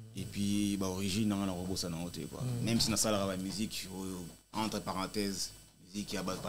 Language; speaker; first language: French; non-native, local second language; Lingala